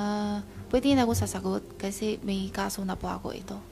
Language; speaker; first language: Filipino; non-native, learner; Chinese